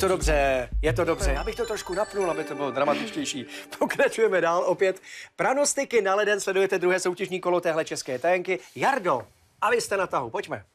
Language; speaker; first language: Czech; native; Czech